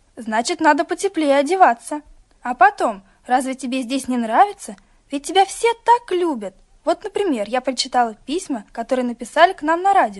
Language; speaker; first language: Russian; native; Russian